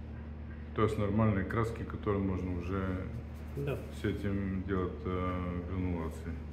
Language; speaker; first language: Russian; non-native, learner; Bulgarian